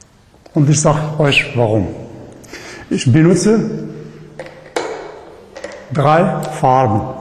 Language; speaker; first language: German; non-native, learner; Arabic